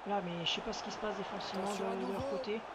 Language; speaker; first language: French; native; French